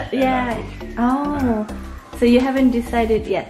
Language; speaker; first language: English; non-native, learner; Japanese